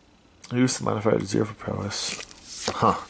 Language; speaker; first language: English; native; English